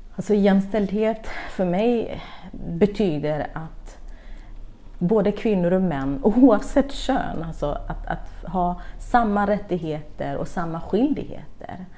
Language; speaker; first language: Swedish; non-native, fluent; Kurdish